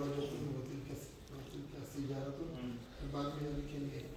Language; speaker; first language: Arabic; non-native, learner; Urdu